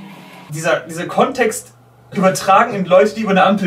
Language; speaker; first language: German; native; German